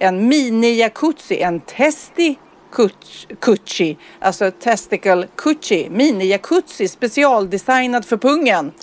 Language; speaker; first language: Swedish; native; Swedish